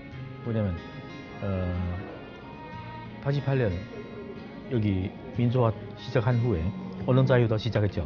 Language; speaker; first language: Korean; non-native, fluent; Chinese